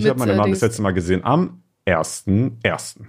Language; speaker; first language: German; native; German